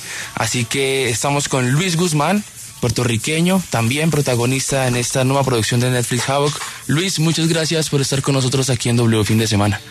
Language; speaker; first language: Spanish; native; Spanish